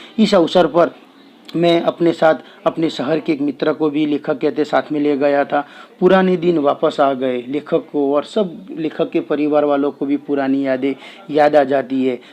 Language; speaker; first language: Hindi; non-native, local second language; Gujarati